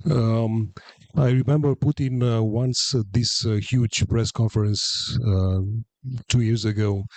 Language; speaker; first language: English; non-native, fluent; Romanian